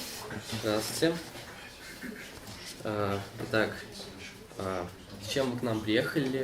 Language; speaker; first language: Russian; native; Russian